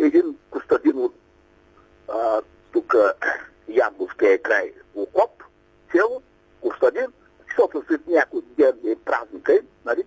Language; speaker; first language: Bulgarian; native; Bulgarian